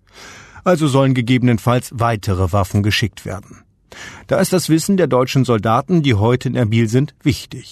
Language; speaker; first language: German; native; German